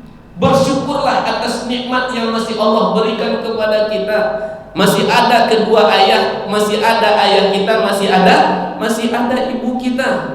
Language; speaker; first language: Malay; native; Malay